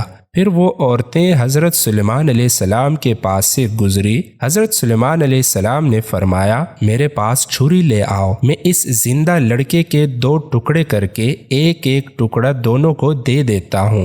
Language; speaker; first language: Urdu; native; Urdu